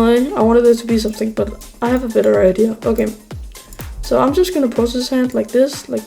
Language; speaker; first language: English; native; English